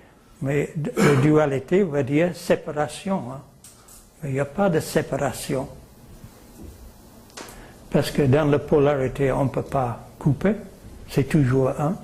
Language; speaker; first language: French; non-native, fluent; English